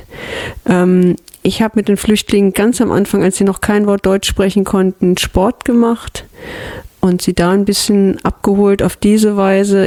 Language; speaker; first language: German; native; German